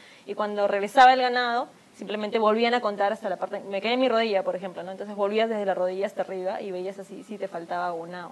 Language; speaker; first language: Spanish; native; Spanish